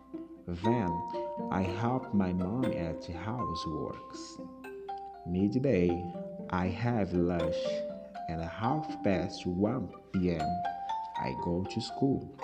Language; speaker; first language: English; non-native, learner; Portuguese